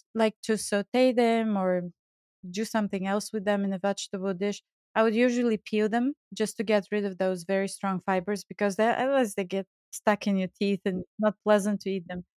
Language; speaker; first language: English; non-native, fluent; Bulgarian